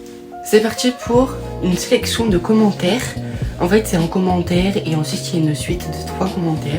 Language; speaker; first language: French; native; French